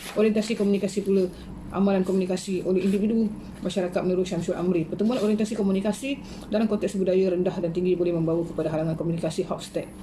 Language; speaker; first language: Malay; native; Malay